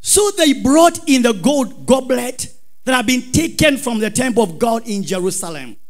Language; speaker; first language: English; non-native, local second language; Swahili